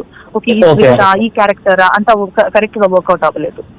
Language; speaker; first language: Telugu; non-native, local second language; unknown